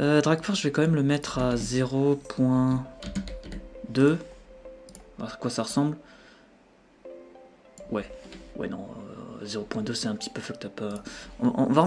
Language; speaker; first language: French; native; French